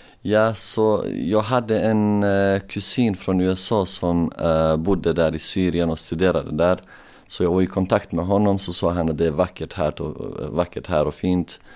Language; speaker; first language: Swedish; non-native, local second language; Bosnian